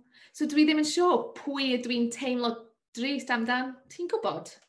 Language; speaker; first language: Welsh; non-native, learner; English